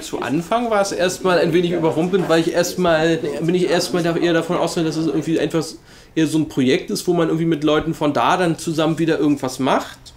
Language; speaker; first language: German; native; German